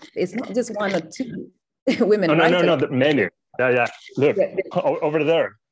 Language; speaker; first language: English; non-native, fluent; Spanish